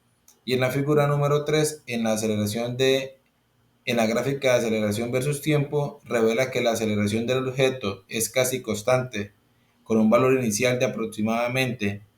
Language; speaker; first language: Spanish; native; Spanish